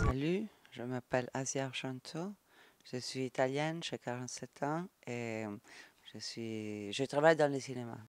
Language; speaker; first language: French; non-native, fluent; Italian